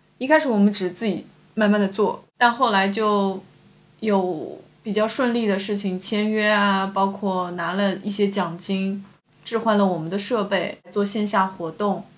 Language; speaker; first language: Chinese; native; Chinese